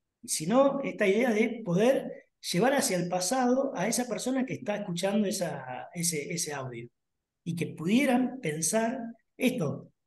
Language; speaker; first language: Spanish; native; Spanish